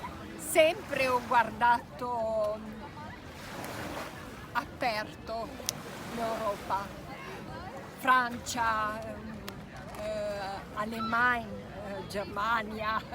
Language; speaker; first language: Italian; non-native, fluent; Romanian